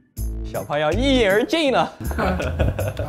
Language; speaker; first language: Chinese; native; Chinese